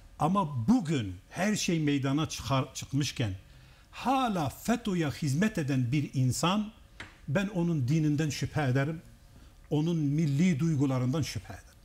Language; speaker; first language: Turkish; non-native, local second language; Kurdish